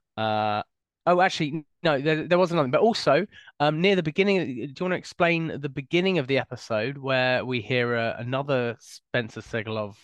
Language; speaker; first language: English; native; English